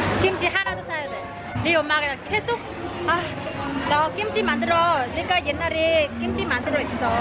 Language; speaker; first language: Korean; non-native, learner; Vietnamese